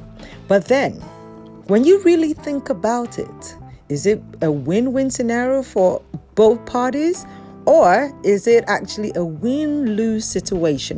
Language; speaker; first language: English; non-native, local second language; Yoruba